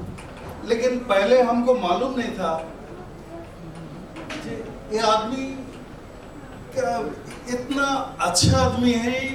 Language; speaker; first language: Hindi; non-native, local second language; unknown